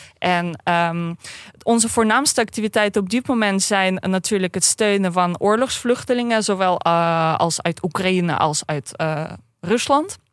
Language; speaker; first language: Dutch; non-native, fluent; Russian